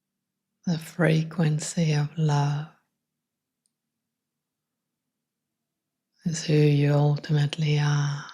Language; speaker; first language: English; non-native, fluent; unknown